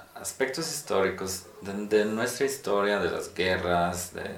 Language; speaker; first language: Spanish; non-native, fluent; Polish